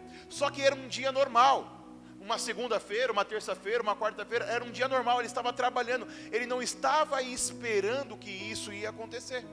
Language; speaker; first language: Portuguese; native; Portuguese